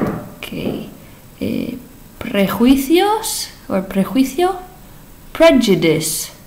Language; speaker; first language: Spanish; non-native, fluent; English